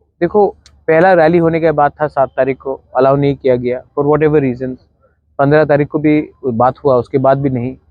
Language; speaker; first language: Hindi; non-native, local second language; Kok Borok